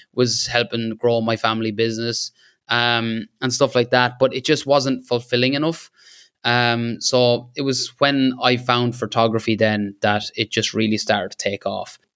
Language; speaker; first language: English; native; English